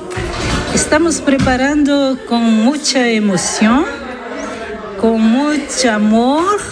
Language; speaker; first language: Spanish; non-native, learner; French